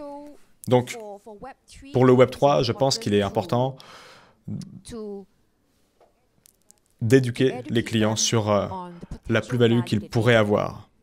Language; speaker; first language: French; native; French